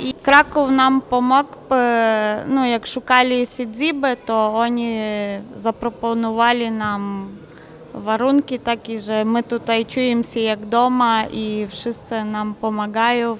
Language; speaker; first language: Polish; non-native, learner; Ukrainian